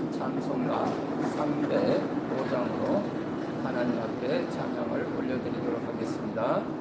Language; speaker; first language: Korean; native; Korean